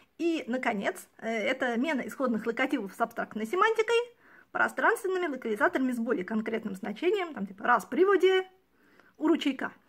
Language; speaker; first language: Russian; native; Russian